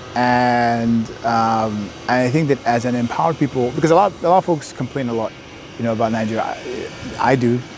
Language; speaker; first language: English; native; English